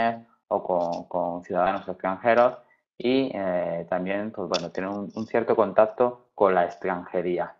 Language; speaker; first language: Spanish; native; Spanish